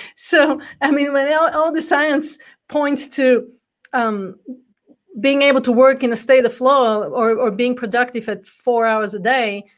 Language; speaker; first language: English; non-native, fluent; Bulgarian